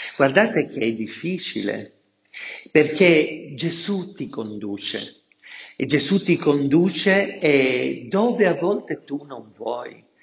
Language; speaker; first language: Italian; native; Italian